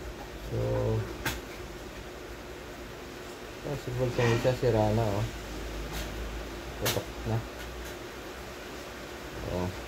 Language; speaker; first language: Filipino; native; Filipino